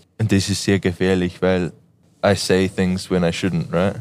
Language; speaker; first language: German; non-native, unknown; English